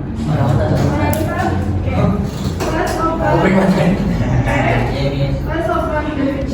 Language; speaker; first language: English; non-native, learner; Indonesian